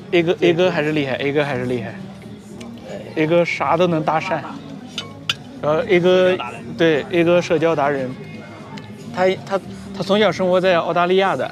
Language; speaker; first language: Chinese; native; Chinese